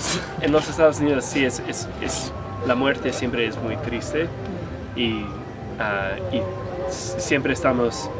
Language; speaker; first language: Spanish; non-native, fluent; English